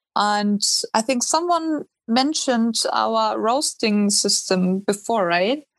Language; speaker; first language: English; non-native, fluent; German